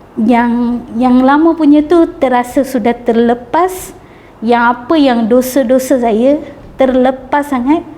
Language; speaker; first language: Malay; non-native, local second language; Tamil